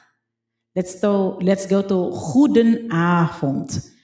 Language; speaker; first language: Dutch; non-native, fluent; Filipino